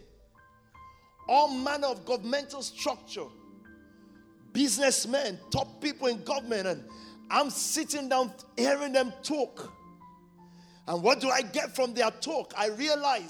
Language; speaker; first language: English; non-native, local second language; Yoruba